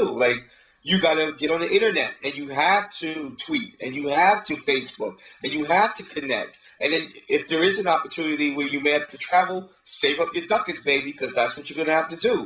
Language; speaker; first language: English; native; English